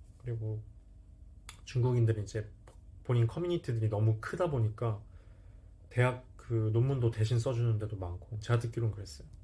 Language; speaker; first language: Korean; native; Korean